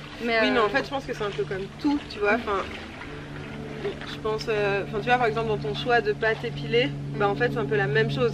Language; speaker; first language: French; native; French